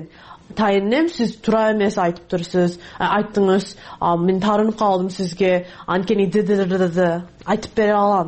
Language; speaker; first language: Kyrgyz; non-native, fluent; English